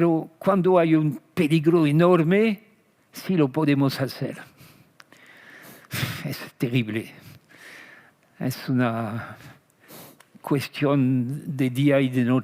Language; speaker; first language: Spanish; non-native, fluent; French